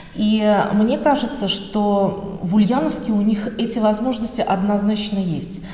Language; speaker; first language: Russian; native; Russian